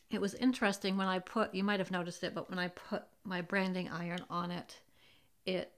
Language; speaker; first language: English; native; English